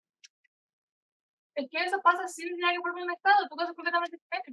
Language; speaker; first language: Spanish; native; Spanish